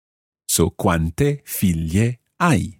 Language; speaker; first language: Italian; non-native, fluent; English